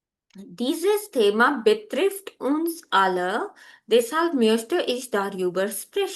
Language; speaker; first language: German; non-native, fluent; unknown